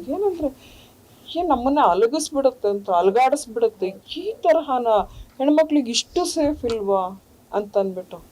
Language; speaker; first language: Kannada; native; Kannada